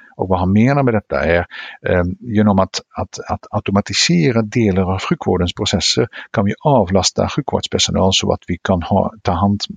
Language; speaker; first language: Swedish; non-native, fluent; Dutch